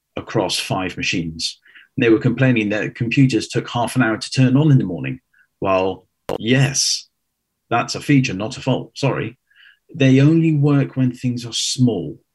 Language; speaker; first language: English; native; English